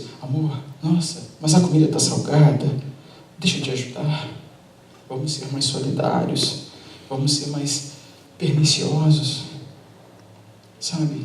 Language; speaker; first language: Portuguese; native; Portuguese